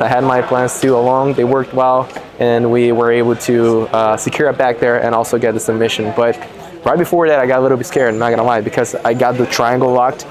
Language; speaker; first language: English; non-native, fluent; Portuguese